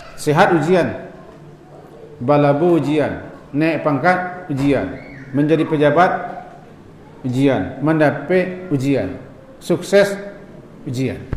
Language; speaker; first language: Malay; non-native, local second language; Minangkabau